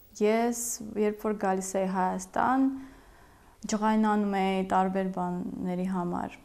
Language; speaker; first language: Armenian; early bilingual, heritage; Armenian